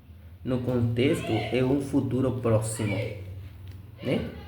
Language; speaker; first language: Portuguese; non-native, fluent; Spanish